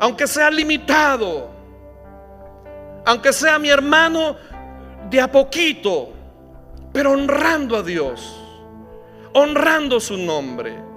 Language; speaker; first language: Spanish; native; Spanish